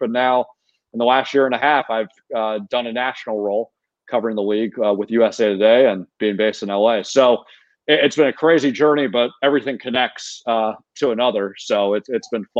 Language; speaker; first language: English; native; English